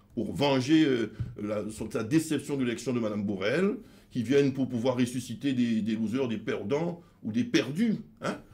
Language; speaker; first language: French; native; French